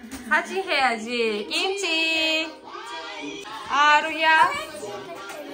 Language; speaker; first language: Korean; non-native, learner; Kazakh